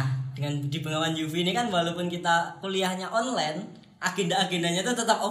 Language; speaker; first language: Indonesian; native; Indonesian